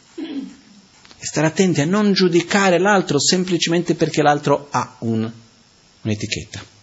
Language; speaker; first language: Italian; non-native, fluent; Portuguese